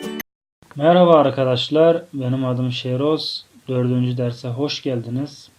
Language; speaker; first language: Turkish; non-native, fluent; Tajik